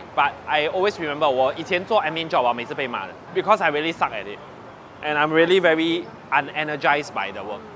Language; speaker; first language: English; non-native, local second language; Chinese